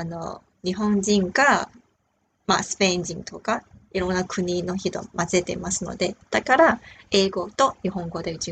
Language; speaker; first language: Japanese; non-native, fluent; Chinese